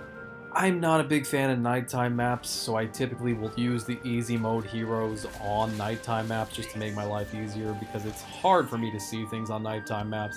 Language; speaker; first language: English; native; English